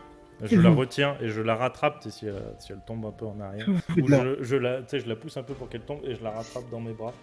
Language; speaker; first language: French; native; French